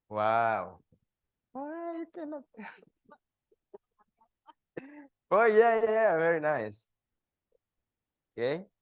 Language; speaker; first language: English; non-native, learner; Indonesian